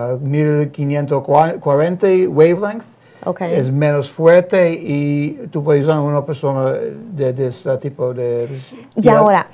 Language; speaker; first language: Spanish; non-native, learner; English